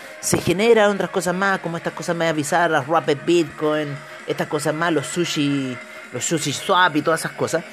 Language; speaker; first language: Spanish; native; Spanish